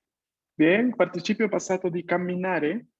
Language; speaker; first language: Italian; non-native, fluent; Spanish